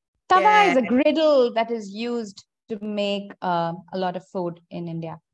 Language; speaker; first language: English; non-native, local second language; Hindi